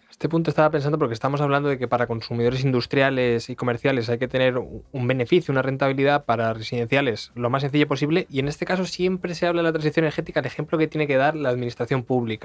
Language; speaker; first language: Spanish; native; Spanish